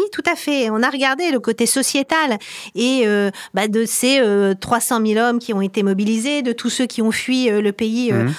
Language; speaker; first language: French; native; French